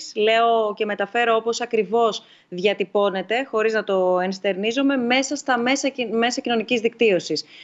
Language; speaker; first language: Greek; native; Greek